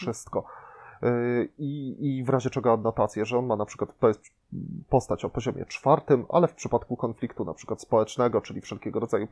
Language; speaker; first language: Polish; native; Polish